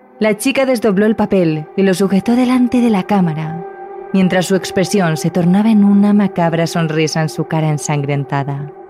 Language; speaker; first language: Spanish; native; Spanish